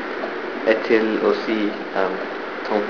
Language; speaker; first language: French; non-native, learner; English